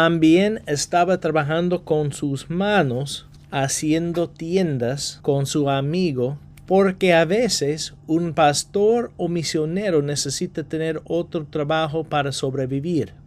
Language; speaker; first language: Spanish; non-native, fluent; English